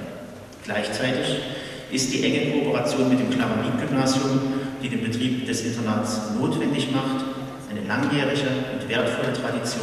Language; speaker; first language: German; native; German